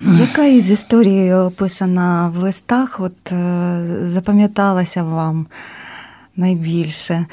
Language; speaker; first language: Ukrainian; native; Ukrainian